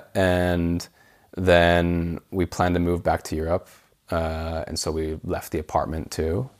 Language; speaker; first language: English; native; English